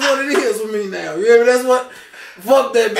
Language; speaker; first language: English; native; English